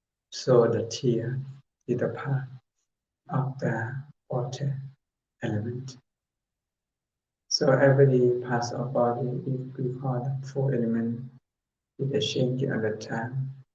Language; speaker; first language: English; non-native, learner; Thai